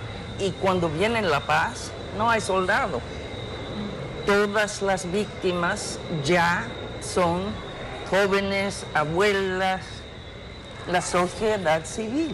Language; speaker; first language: Spanish; non-native, fluent; English